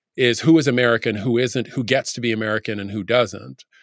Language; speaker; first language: English; native; English